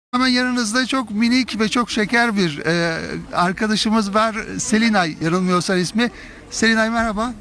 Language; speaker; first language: Turkish; native; Turkish